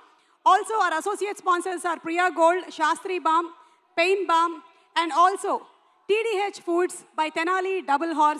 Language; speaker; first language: Telugu; native; Telugu